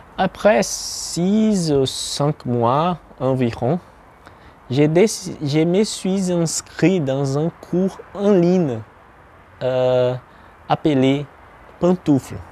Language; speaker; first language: French; non-native, learner; Portuguese